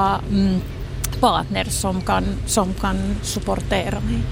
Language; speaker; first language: Swedish; non-native, local second language; Finnish